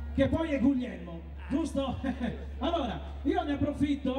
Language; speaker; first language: Italian; native; Italian